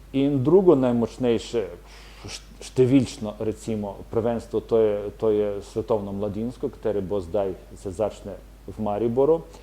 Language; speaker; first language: Slovenian; non-native, fluent; Ukrainian